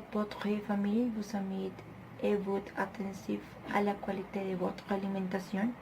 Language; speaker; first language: French; non-native, learner; Spanish